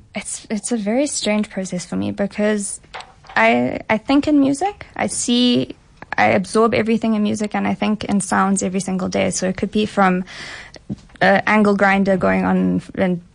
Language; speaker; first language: English; native; English